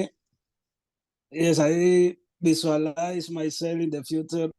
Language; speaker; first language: English; non-native, learner; Spanish